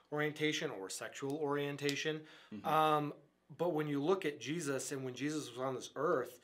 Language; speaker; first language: English; native; English